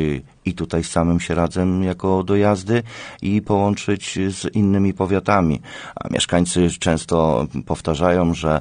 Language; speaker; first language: Polish; native; Polish